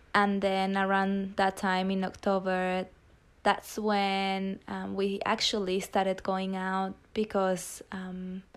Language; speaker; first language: English; non-native, fluent; Spanish